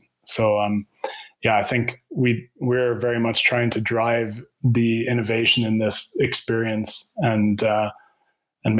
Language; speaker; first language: English; native; English